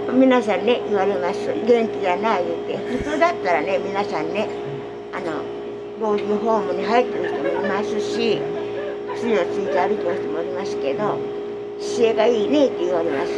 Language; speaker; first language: Japanese; native; Japanese